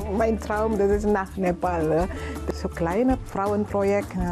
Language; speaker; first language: German; non-native, learner; Indonesian